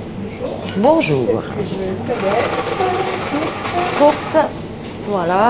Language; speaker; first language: French; native; French